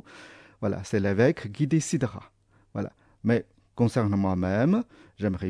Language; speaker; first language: French; non-native, fluent; Chinese